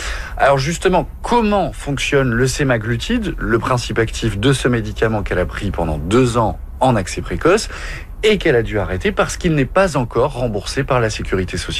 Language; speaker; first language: French; native; French